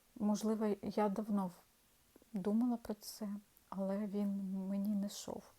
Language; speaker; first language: Ukrainian; non-native, local second language; Russian